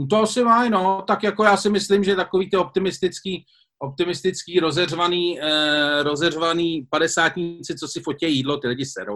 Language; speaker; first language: Czech; native; Czech